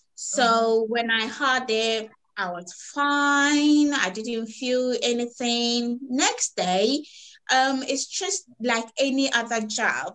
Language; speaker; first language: English; native; English